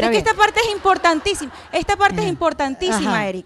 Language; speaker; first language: Spanish; native; Spanish